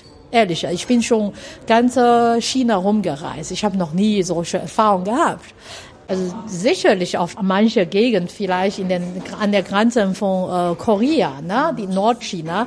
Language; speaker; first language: German; non-native, learner; Chinese